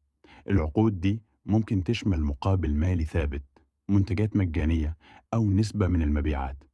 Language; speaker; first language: Arabic; native; Arabic